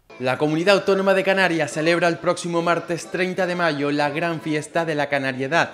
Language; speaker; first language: Spanish; native; Spanish